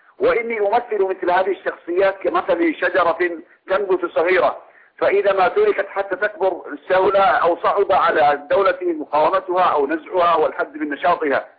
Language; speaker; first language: Arabic; native; Arabic